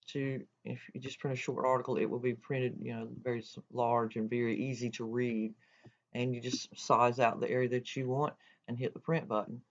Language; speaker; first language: English; native; English